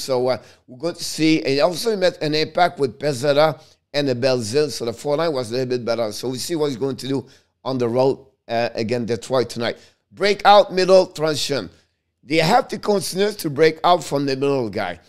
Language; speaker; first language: English; non-native, fluent; French